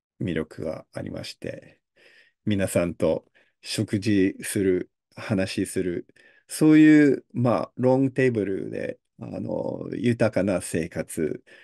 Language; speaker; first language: Japanese; early bilingual, heritage; Japanese